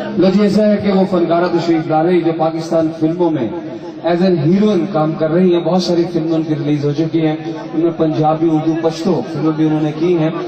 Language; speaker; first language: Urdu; non-native, local second language; Punjabi